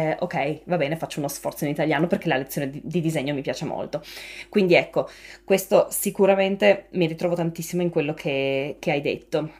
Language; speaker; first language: Italian; native; Italian